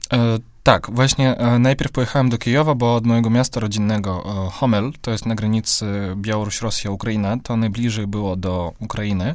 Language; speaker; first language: Polish; non-native, fluent; Russian